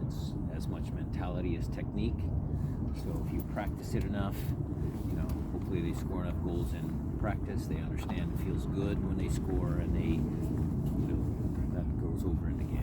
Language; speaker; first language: English; native; English